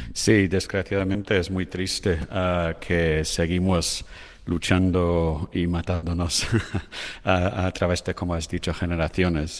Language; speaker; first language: Spanish; non-native, fluent; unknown